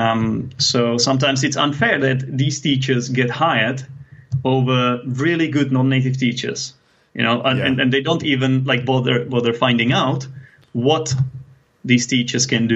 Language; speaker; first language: English; non-native, fluent; Czech